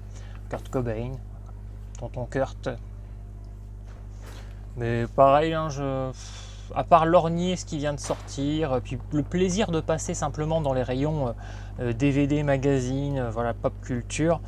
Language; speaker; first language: French; native; French